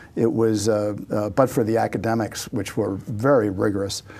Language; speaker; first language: English; native; English